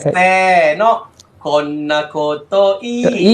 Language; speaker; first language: Japanese; non-native, fluent; Malay